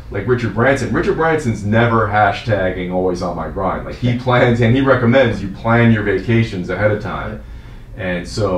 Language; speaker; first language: English; native; English